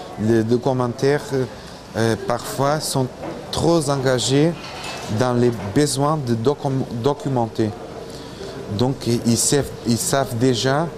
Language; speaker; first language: French; non-native, fluent; Portuguese